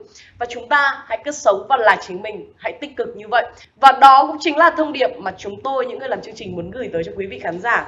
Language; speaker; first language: Vietnamese; native; Vietnamese